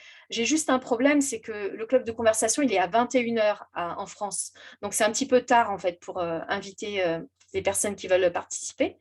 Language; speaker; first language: French; native; French